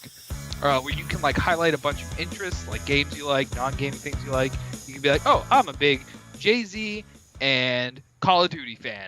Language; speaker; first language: English; native; English